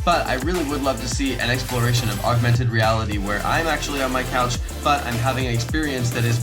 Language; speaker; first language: English; native; English